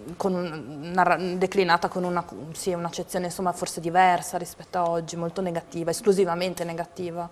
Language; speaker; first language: Italian; native; Italian